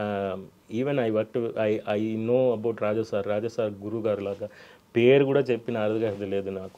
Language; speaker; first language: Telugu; non-native, local second language; Tamil